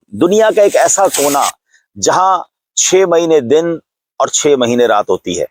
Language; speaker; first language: Urdu; native; Urdu